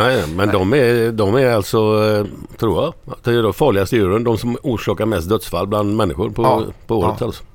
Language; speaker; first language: Swedish; native; Swedish